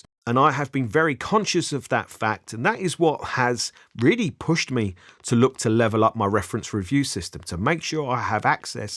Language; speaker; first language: English; native; English